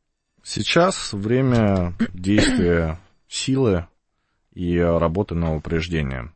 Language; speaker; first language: Russian; native; Russian